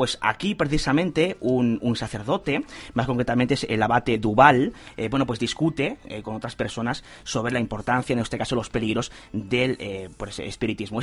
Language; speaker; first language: Spanish; native; Spanish